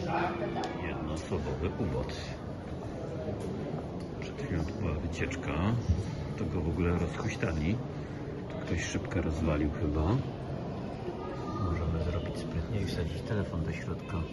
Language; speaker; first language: Polish; native; Polish